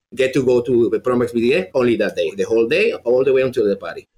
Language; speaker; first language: English; non-native, fluent; Spanish